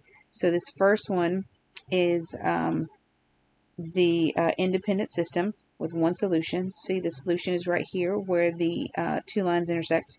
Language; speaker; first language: English; native; English